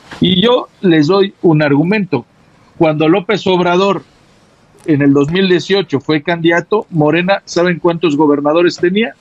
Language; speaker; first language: Spanish; native; Spanish